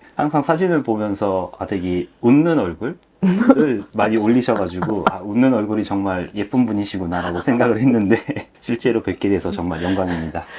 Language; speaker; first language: Korean; native; Korean